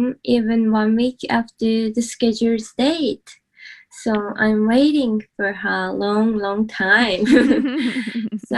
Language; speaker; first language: English; non-native, learner; Japanese